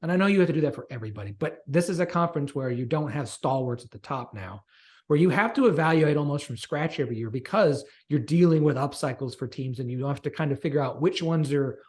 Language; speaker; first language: English; native; English